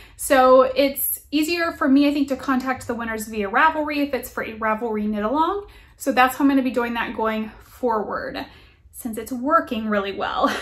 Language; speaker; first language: English; native; English